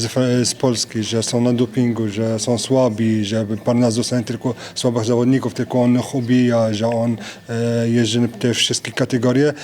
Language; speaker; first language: Polish; non-native, fluent; French